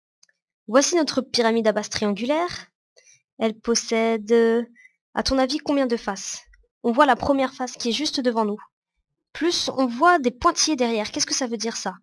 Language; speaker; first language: French; native; French